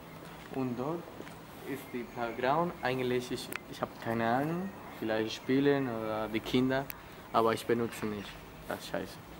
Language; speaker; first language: German; non-native, learner; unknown